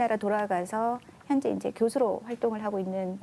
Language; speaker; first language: Korean; native; Korean